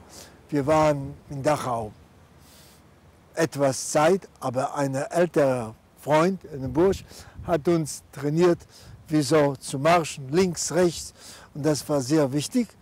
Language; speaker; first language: German; non-native, fluent; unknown